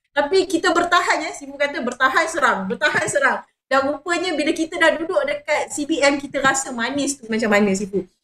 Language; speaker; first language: Malay; native; Malay